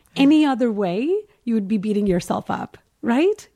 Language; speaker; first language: English; early bilingual, heritage; Hindi